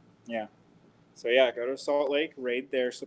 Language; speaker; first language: English; native; English